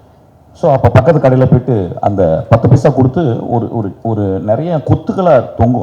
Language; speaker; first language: Tamil; native; Tamil